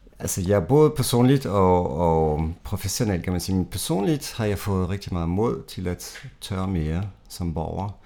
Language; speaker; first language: Danish; non-native, fluent; French